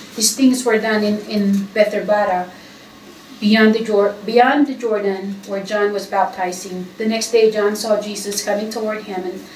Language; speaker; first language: English; non-native, local second language; Filipino